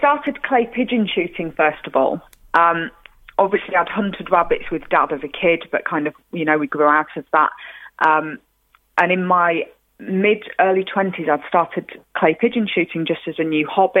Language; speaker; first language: English; native; English